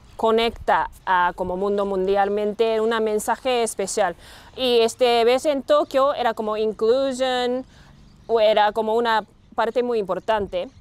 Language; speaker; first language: Spanish; non-native, learner; Japanese